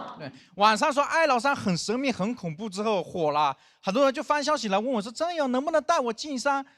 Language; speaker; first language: Chinese; non-native, local second language; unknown